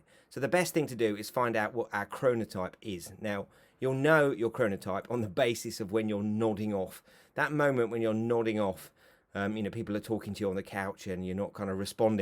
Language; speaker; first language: English; native; English